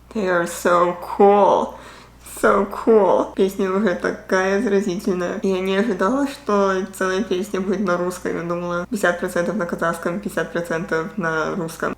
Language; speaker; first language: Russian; early bilingual, heritage; Russian